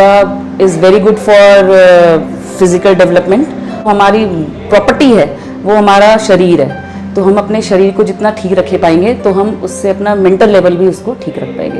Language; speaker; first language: Hindi; native; Hindi